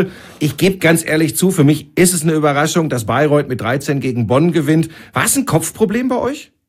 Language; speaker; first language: German; native; German